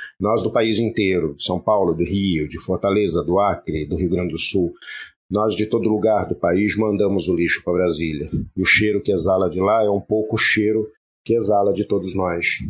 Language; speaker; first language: Portuguese; early bilingual, other home language; French